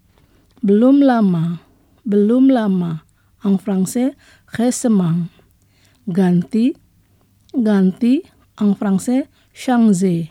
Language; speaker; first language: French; non-native, fluent; Indonesian